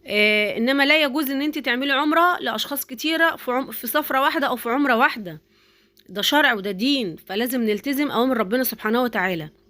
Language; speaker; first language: Arabic; native; Arabic